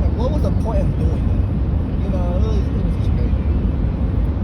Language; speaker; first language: English; native; English